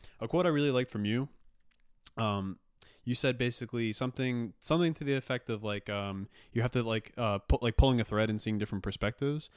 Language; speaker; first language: English; native; English